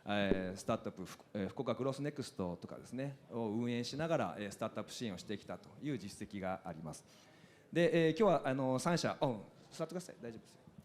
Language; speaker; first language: Japanese; native; Japanese